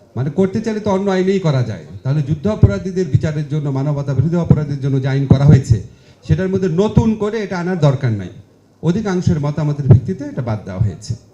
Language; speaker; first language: Bangla; native; Bangla